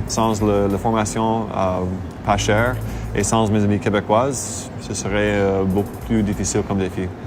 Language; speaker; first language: French; non-native, fluent; English